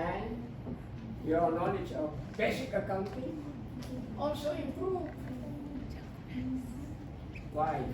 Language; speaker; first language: English; non-native, fluent; Indonesian